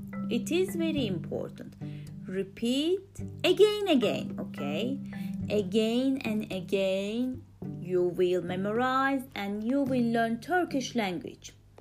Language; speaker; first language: English; non-native, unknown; Turkish